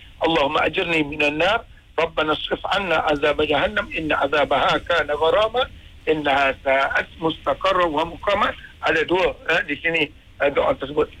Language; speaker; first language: Malay; native; Malay